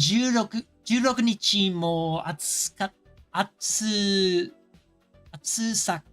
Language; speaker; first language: Japanese; non-native, learner; English